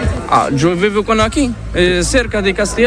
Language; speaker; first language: Spanish; non-native, learner; Arabic